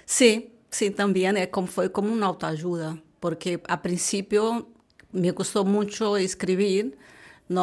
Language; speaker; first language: Spanish; non-native, fluent; Portuguese